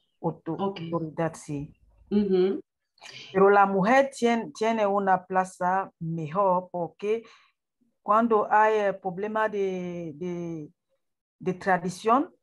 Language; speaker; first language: Spanish; non-native, learner; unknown